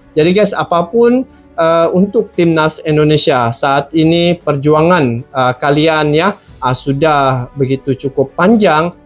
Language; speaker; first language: Malay; native; Malay